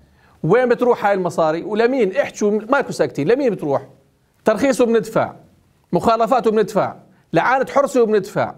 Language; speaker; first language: Arabic; native; Arabic